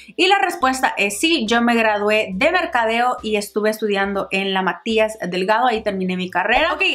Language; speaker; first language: Spanish; native; Spanish